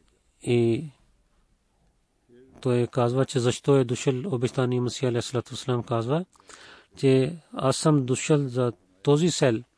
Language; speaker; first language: Bulgarian; non-native, fluent; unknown